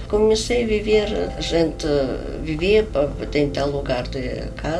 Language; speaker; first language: Portuguese; non-native, learner; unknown